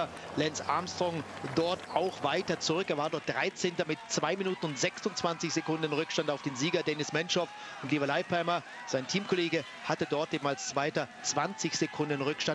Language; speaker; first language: German; native; German